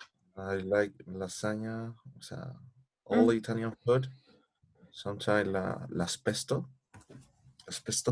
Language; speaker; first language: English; non-native, learner; Spanish